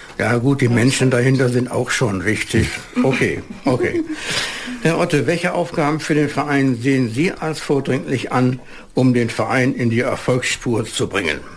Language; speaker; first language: German; native; German